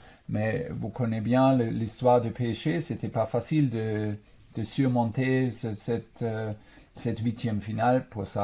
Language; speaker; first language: French; non-native, fluent; German